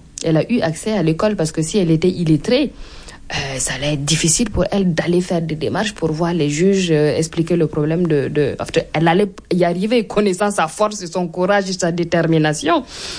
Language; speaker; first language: French; non-native, local second language; Mossi